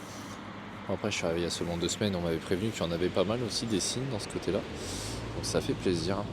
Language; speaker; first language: French; native; French